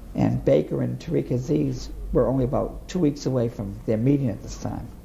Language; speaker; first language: English; native; English